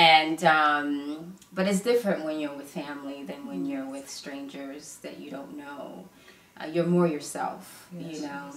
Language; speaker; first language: English; early bilingual, other home language; Igbo